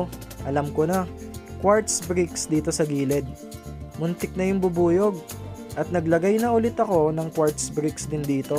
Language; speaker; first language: Filipino; native; Filipino